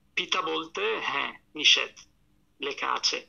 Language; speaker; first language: Bangla; non-native, fluent; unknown